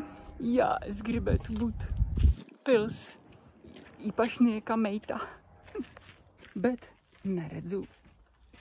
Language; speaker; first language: Latvian; non-native, fluent; Czech